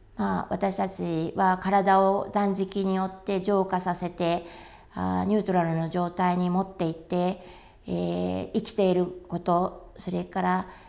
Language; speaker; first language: Japanese; native; Japanese